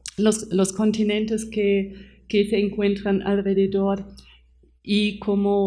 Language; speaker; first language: Spanish; non-native, fluent; German